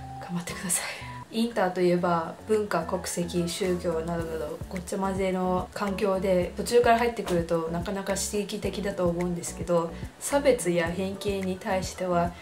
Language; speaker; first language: Japanese; early bilingual, heritage; Japanese